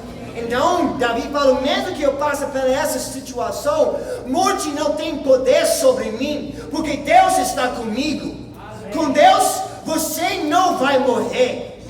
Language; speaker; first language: Portuguese; non-native, fluent; English